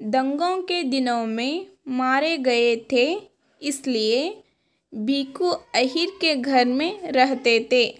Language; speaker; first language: Hindi; non-native, local second language; Kannada